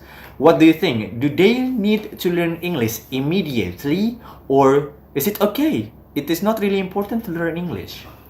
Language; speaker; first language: English; non-native, fluent; Indonesian